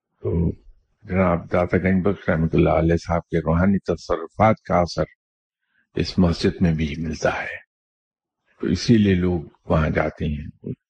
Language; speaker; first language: Urdu; native; Urdu